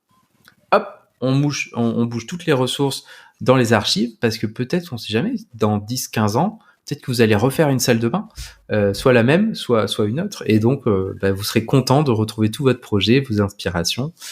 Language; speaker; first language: French; native; French